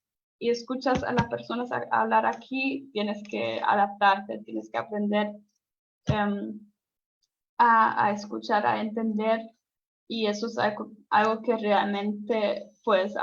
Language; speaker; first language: Spanish; non-native, fluent; German